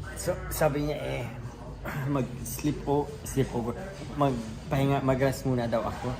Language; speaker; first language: Filipino; non-native, local second language; Bikol